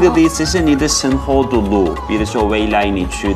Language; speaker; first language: Chinese; non-native, fluent; Turkish